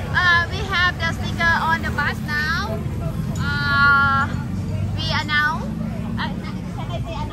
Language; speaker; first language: English; non-native, learner; Thai